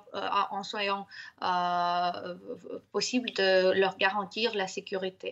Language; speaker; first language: French; non-native, fluent; Ukrainian